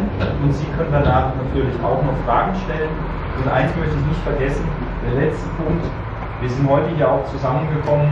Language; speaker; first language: German; native; German